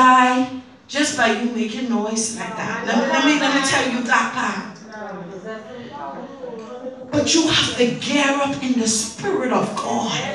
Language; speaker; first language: English; native; English